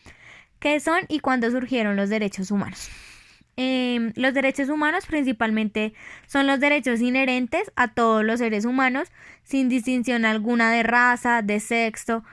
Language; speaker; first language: Spanish; native; Spanish